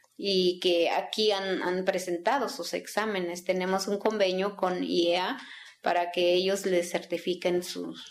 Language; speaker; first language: Spanish; non-native, local second language; Tzeltal